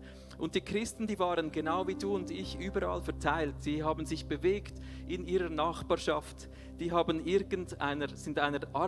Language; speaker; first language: German; native; German